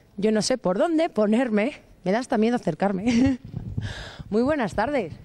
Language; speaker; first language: Spanish; native; Spanish